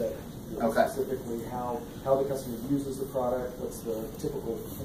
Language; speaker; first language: English; native; English